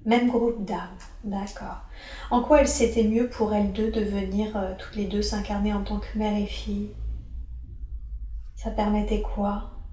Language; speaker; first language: French; native; French